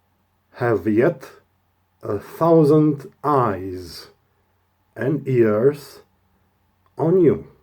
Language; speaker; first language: English; non-native, learner; Romanian